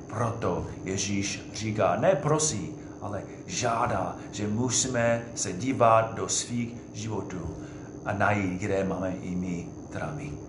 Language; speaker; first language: Czech; non-native, fluent; English